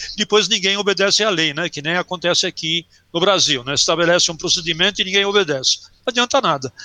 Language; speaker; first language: Portuguese; early bilingual, other home language; German